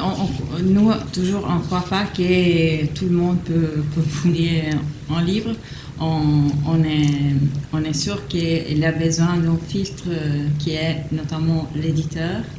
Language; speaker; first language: French; non-native, fluent; Italian